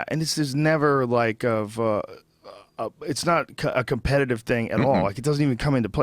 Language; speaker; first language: English; native; English